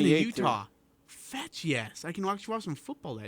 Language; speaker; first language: English; native; English